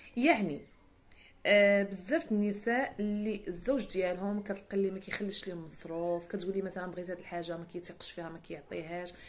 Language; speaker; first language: Arabic; native; Arabic